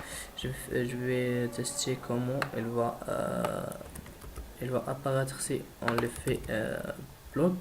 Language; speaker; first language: French; non-native, learner; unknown